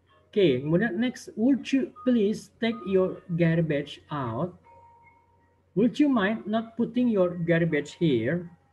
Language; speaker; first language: English; non-native, fluent; Indonesian